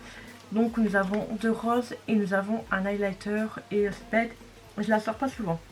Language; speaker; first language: French; native; French